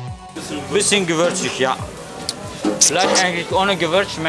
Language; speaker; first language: German; non-native, learner; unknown